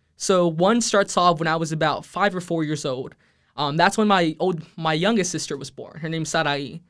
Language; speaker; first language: English; early bilingual, other home language; Spanish